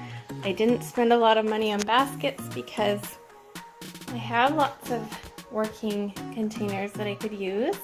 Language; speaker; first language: English; native; English